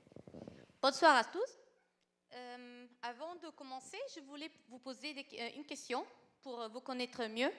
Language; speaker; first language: French; non-native, fluent; Italian